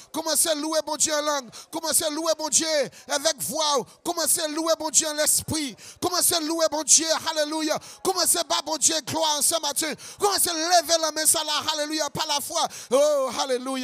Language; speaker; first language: French; non-native, local second language; Guadeloupean Creole French